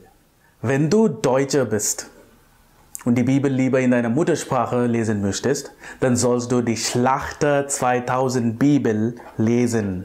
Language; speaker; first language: German; non-native, fluent; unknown